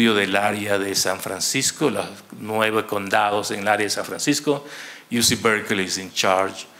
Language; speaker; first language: Spanish; native; Spanish